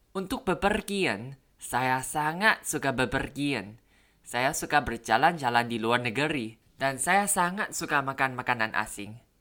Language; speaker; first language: Indonesian; non-native, learner; Thai